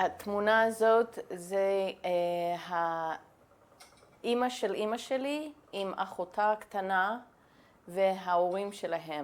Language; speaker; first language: Hebrew; non-native, fluent; English